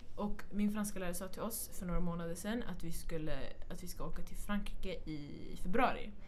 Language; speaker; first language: Swedish; early bilingual, other home language; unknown